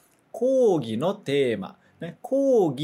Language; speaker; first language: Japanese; non-native, fluent; Portuguese